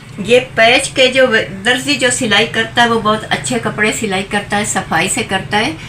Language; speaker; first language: Urdu; non-native, local second language; Punjabi